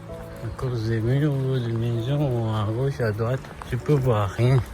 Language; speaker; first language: French; non-native, learner; Korean